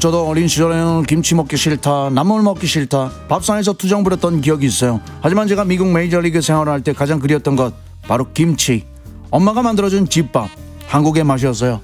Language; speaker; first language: Korean; native; Korean